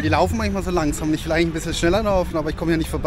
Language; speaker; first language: German; native; German